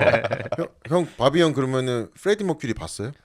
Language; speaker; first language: Korean; native; Korean